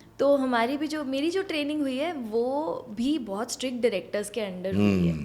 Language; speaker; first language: Hindi; native; Hindi